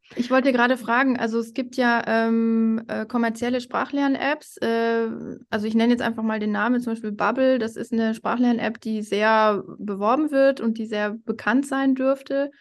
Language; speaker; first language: German; native; German